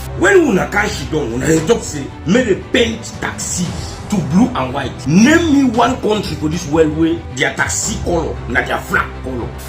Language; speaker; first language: Nigerian Pidgin; native; Nigerian Pidgin